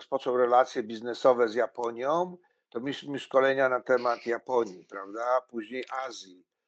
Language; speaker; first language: Polish; native; Polish